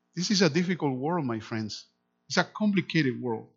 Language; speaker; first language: English; non-native, fluent; Spanish